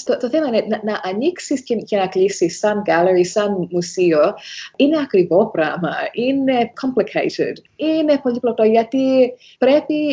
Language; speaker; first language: Greek; early bilingual, heritage; Greek